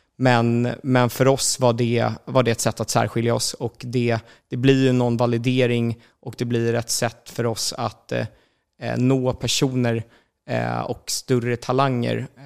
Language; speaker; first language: Swedish; native; Swedish